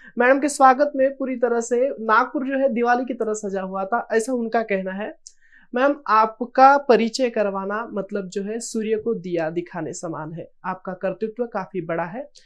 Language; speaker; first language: Hindi; native; Hindi